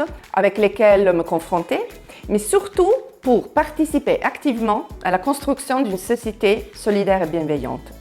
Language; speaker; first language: French; non-native, fluent; Italian